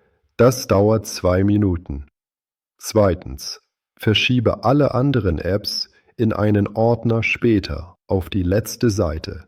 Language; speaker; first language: German; native; German